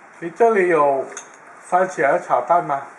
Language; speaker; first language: Chinese; non-native, learner; Thai